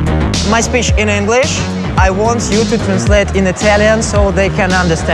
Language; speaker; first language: English; non-native, learner; Russian